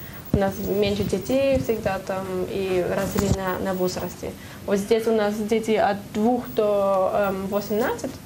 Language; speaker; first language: Russian; non-native, learner; German